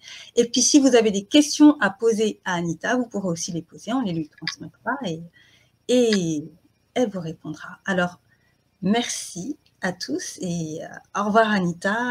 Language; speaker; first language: French; native; French